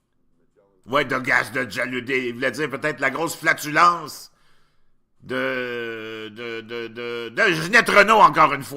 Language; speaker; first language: French; native; French